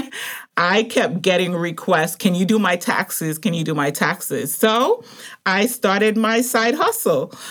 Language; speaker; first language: English; native; English